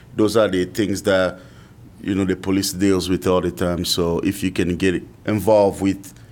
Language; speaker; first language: English; non-native, fluent; French